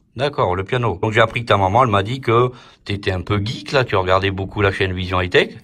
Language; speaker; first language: French; native; French